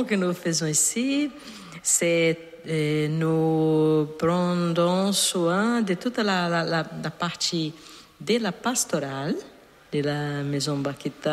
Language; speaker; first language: French; non-native, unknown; Portuguese